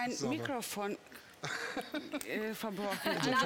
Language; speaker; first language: German; non-native, fluent; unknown